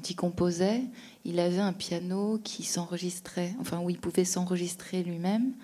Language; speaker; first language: French; native; French